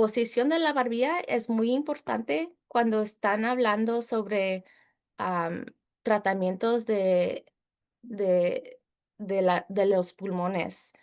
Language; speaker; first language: Spanish; early bilingual, heritage; Spanish